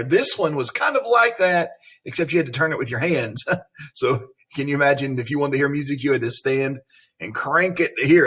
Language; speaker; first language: English; native; English